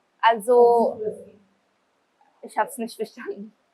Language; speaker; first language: German; early bilingual, heritage; Urdu